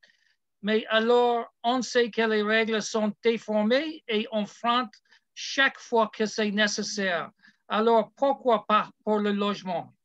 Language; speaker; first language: French; non-native, learner; English